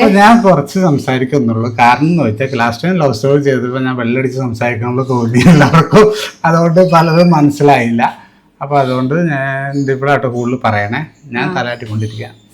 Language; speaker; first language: Malayalam; native; Malayalam